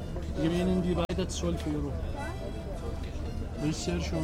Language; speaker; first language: German; non-native, learner; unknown